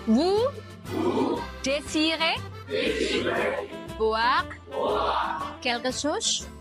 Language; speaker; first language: French; non-native, fluent; Indonesian